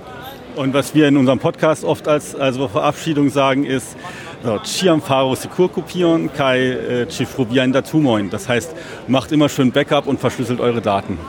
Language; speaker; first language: German; native; German